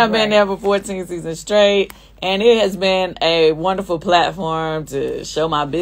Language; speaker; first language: English; native; English